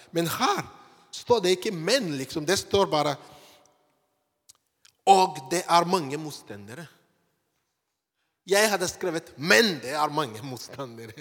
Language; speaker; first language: Norwegian; non-native, fluent; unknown